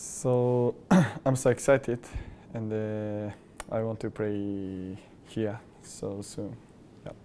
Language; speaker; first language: English; non-native, learner; Japanese